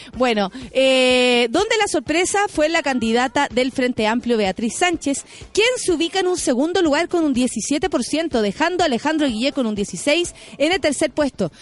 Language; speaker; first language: Spanish; native; Spanish